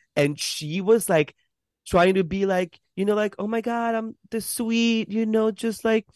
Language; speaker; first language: English; early bilingual, other home language; Spanish